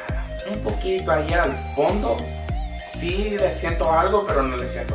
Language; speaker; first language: Spanish; native; Spanish